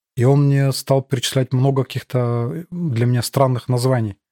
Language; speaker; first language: Russian; native; Russian